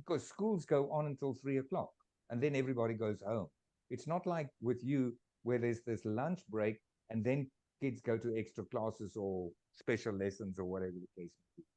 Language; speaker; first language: English; non-native, fluent; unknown